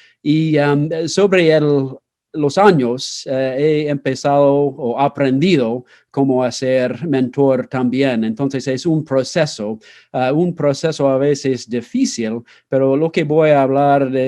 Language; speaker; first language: Spanish; non-native, fluent; English